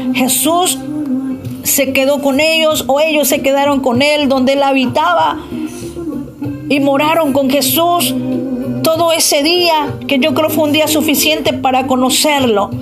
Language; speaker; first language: Spanish; native; Spanish